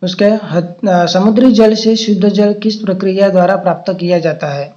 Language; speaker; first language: Hindi; non-native, local second language; Marathi